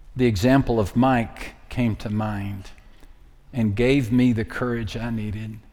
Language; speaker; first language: English; native; English